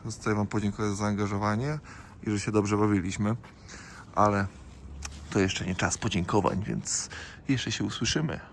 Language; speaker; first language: Polish; native; Polish